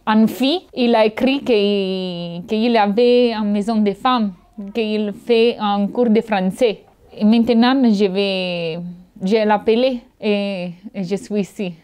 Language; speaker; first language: French; non-native, learner; Italian